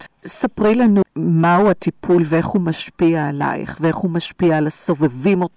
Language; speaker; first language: Hebrew; native; Hebrew